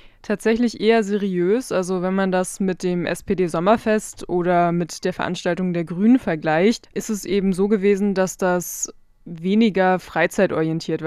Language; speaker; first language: German; native; German